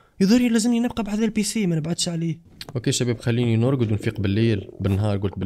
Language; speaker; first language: Arabic; native; Arabic